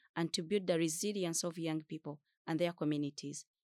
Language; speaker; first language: English; non-native, fluent; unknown